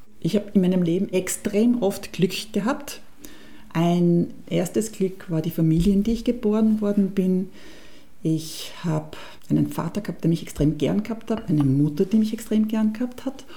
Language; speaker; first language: German; native; German